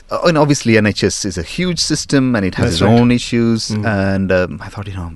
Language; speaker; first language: English; non-native, local second language; Tamil